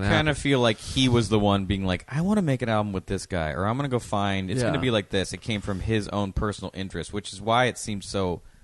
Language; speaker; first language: English; native; English